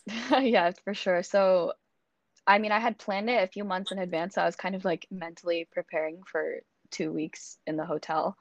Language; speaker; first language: English; native; English